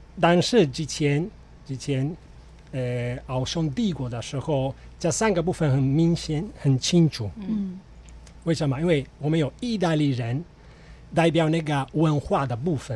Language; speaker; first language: Chinese; non-native, fluent; Italian